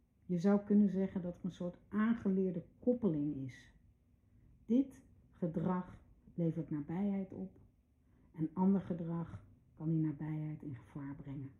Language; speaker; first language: Dutch; native; Dutch